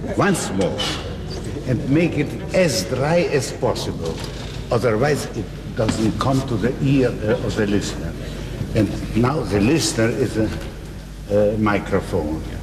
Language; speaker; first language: English; non-native, fluent; Russian